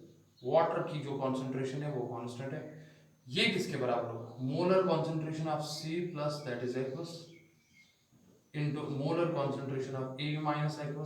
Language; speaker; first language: Hindi; non-native, local second language; Kashmiri